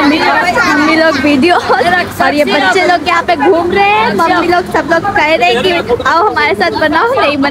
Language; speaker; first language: Hindi; non-native, local second language; Bangla